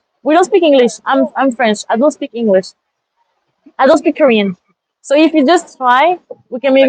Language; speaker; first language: English; non-native, fluent; French